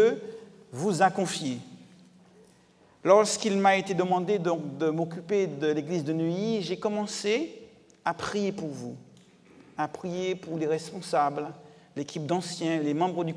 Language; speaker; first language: French; native; French